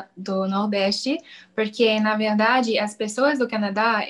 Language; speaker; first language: Portuguese; non-native, fluent; English